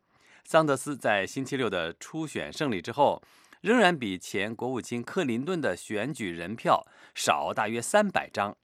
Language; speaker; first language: Chinese; native; Chinese